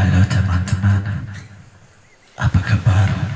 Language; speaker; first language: Indonesian; non-native, learner; English